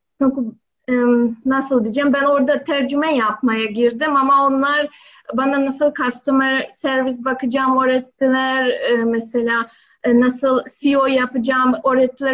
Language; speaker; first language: Turkish; non-native, learner; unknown